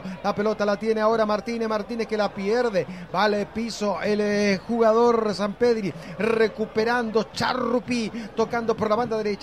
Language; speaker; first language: Spanish; native; Spanish